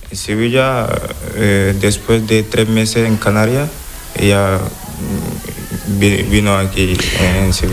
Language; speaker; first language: Spanish; non-native, learner; Wolof